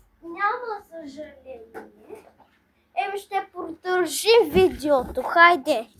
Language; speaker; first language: Bulgarian; non-native, local second language; Turkish